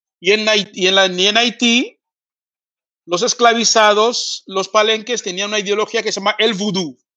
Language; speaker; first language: Spanish; early bilingual, other home language; Fang